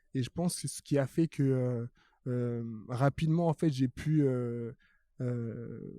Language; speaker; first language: French; early bilingual, other home language; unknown